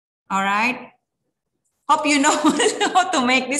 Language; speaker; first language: English; non-native, fluent; Indonesian